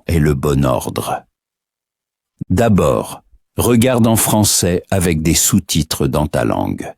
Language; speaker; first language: French; non-native, fluent; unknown